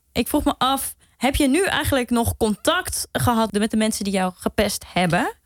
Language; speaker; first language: Dutch; native; Dutch